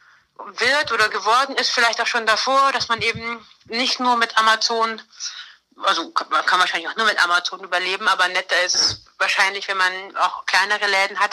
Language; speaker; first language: German; native; German